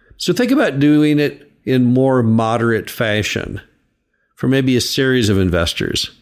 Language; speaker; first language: English; native; English